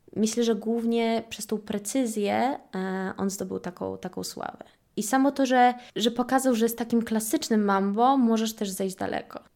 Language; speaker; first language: Polish; native; Polish